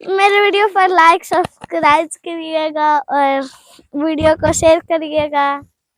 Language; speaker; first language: Hindi; non-native, local second language; Bangla